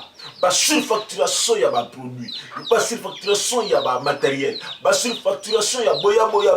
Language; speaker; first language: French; non-native, local second language; Lingala